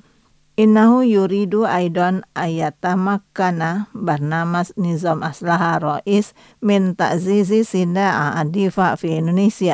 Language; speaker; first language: Arabic; non-native, fluent; Indonesian